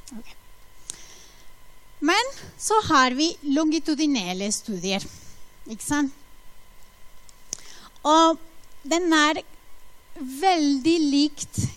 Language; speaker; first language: Norwegian; non-native, fluent; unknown